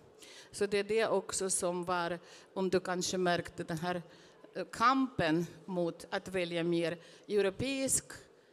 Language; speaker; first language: Swedish; non-native, fluent; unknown